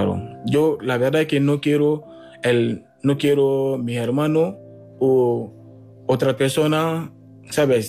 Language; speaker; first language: Spanish; non-native, fluent; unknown